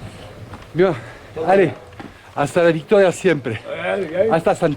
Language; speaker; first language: Spanish; non-native, learner; French